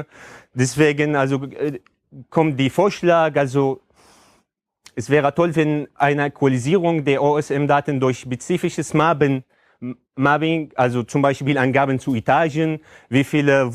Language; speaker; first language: German; non-native, fluent; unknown